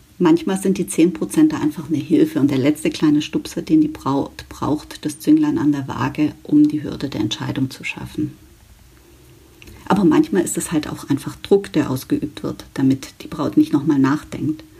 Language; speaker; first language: German; native; German